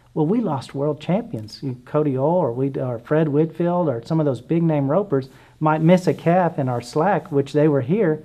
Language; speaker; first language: English; native; English